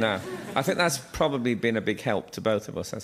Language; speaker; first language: English; native; English